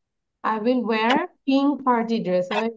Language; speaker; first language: English; non-native, learner; Bangla